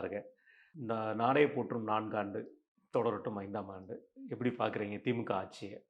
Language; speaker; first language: Tamil; native; Tamil